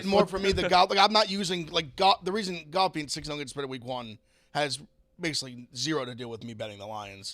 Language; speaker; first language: English; native; English